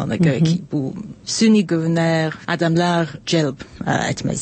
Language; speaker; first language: Azerbaijani; non-native, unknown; English